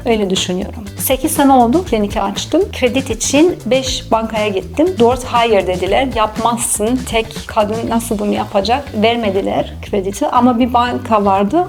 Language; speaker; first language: Turkish; non-native, fluent; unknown